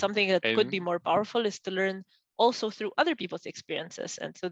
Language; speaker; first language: English; non-native, local second language; Filipino